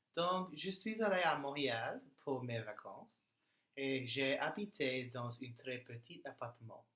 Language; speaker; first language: French; non-native, learner; English